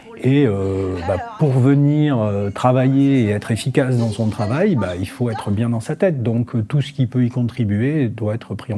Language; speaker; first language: French; native; French